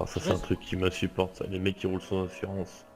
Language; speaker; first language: French; native; French